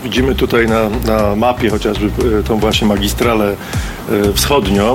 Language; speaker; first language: Polish; native; Polish